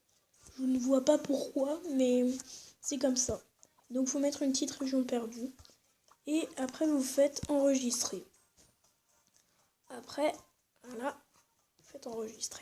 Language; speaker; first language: French; native; French